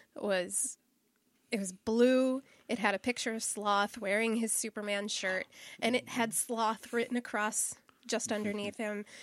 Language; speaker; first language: English; native; English